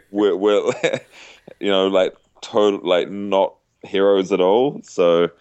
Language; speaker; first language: English; native; English